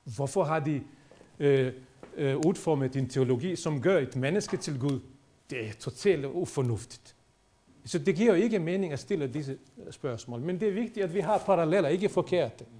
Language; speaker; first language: Danish; non-native, fluent; Bosnian